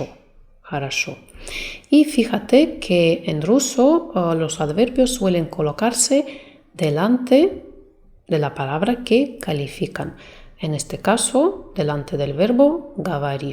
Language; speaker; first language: Spanish; non-native, fluent; Russian